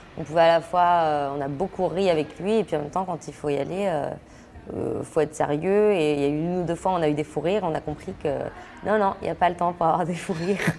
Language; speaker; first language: French; native; French